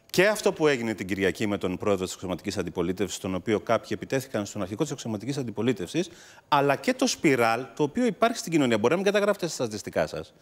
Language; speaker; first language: Greek; native; Greek